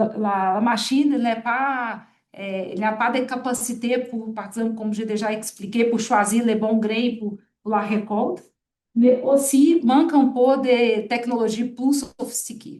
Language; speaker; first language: French; non-native, fluent; Portuguese